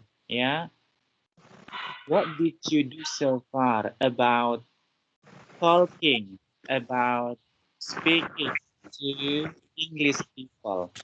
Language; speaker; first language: English; non-native, fluent; Indonesian